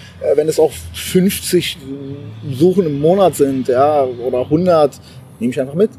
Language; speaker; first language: German; early bilingual, other home language; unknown